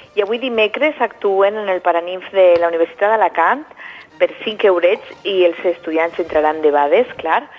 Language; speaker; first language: Catalan; native; Catalan